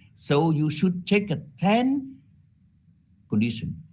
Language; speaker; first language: English; non-native, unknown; Vietnamese